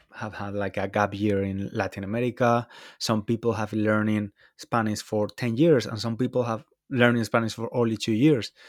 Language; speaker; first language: English; non-native, fluent; Spanish